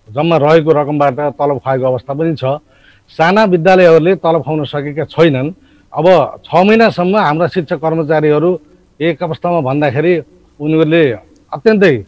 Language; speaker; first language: Nepali; native; Nepali